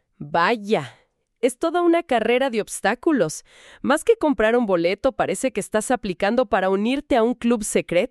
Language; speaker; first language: Spanish; native; Spanish